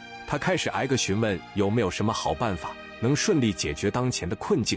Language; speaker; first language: Chinese; native; Chinese